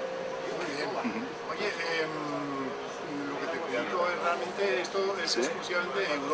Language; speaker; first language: Spanish; native; Spanish